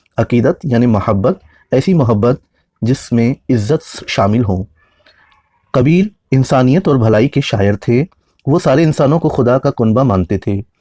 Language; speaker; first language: Hindi; native; Hindi